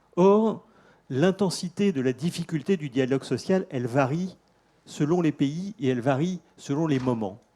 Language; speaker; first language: French; native; French